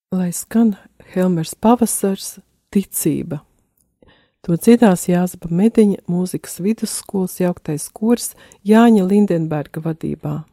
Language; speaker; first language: Latvian; native; Latvian